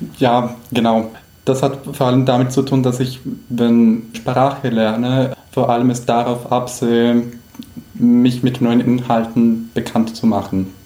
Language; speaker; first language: German; non-native, fluent; Spanish